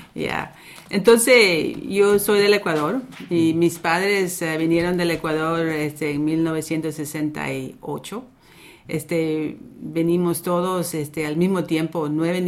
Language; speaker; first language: Spanish; early bilingual, other home language; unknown